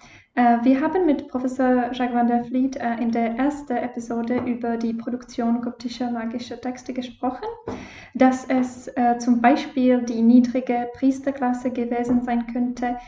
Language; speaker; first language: German; non-native, fluent; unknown